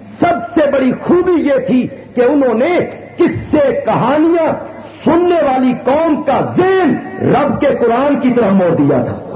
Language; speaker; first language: Urdu; non-native, local second language; Punjabi